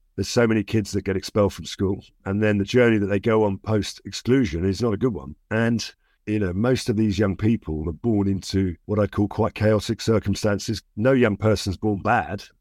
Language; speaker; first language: English; native; English